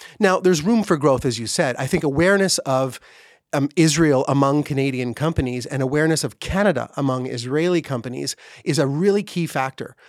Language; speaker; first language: English; native; English